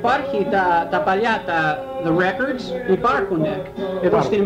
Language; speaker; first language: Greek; early bilingual, heritage; Greek